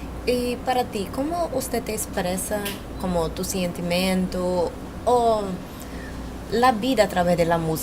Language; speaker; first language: Spanish; non-native, learner; Portuguese